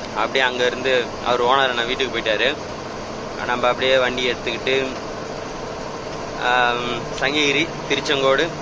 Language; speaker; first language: Tamil; native; Tamil